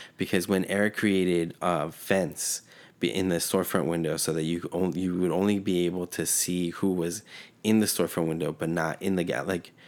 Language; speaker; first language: English; early bilingual, other home language; Spanish